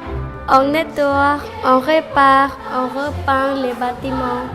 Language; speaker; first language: French; non-native, learner; Khmer